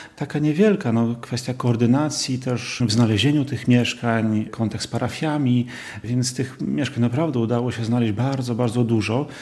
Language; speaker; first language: Polish; native; Polish